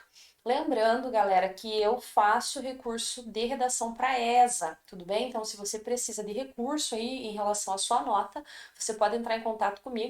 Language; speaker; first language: Portuguese; native; Portuguese